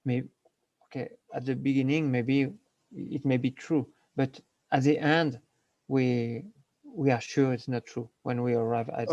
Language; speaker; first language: English; non-native, learner; French